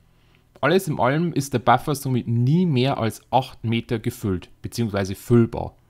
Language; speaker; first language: German; native; German